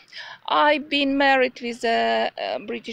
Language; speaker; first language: English; non-native, learner; Russian